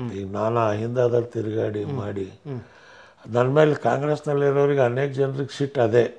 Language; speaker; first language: Kannada; non-native, local second language; Urdu